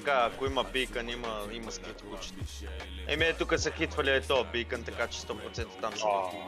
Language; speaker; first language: Bulgarian; native; Bulgarian